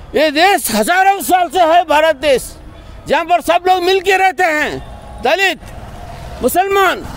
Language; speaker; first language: Hindi; non-native, local second language; Kannada